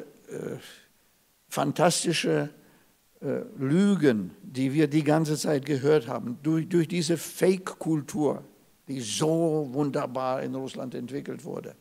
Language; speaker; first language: German; non-native, fluent; Russian